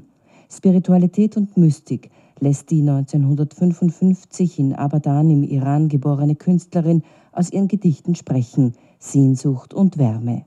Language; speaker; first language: German; native; German